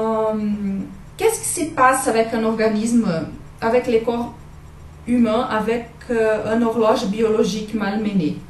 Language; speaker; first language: French; non-native, learner; Portuguese